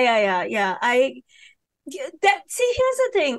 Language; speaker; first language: English; non-native, local second language; Hindi